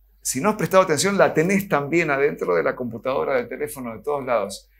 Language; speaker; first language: Spanish; native; Spanish